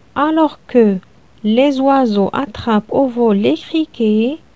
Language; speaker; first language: French; non-native, local second language; Arabic